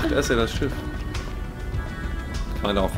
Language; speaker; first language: German; native; German